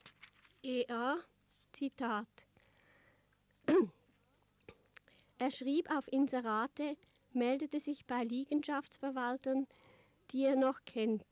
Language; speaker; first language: German; native; German